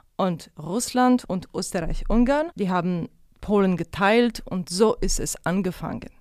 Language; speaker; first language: German; non-native, fluent; Polish